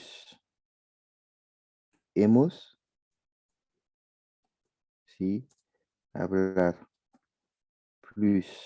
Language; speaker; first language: Spanish; non-native, fluent; French